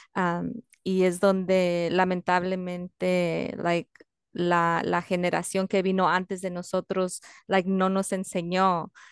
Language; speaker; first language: Spanish; early bilingual, heritage; Spanish